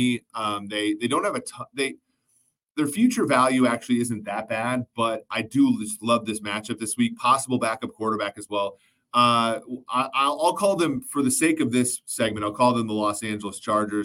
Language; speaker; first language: English; native; English